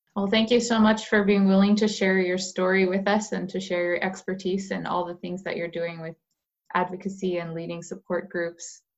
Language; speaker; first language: English; native; English